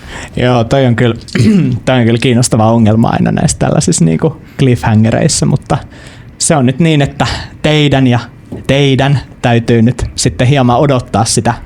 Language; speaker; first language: Finnish; native; Finnish